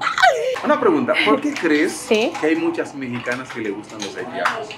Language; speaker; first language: Spanish; non-native, fluent; Haitian Creole